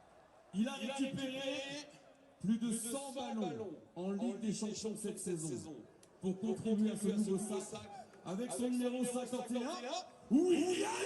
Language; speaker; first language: French; native; French